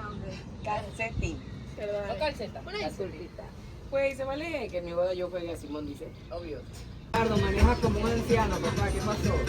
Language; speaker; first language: Spanish; native; Spanish